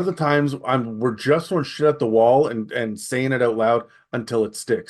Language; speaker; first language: English; native; English